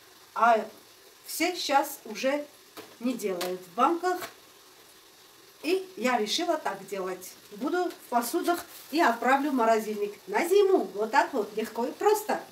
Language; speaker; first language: Russian; non-native, fluent; Armenian